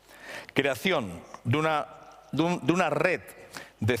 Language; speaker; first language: Spanish; native; Spanish